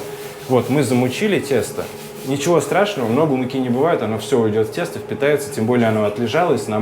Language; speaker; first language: Russian; native; Russian